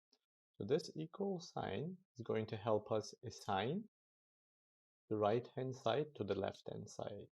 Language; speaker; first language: English; non-native, fluent; Turkish